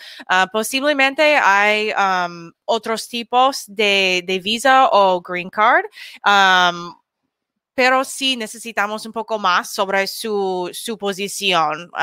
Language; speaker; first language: Spanish; non-native, learner; English